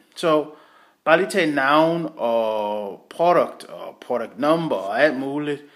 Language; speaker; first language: Danish; non-native, fluent; English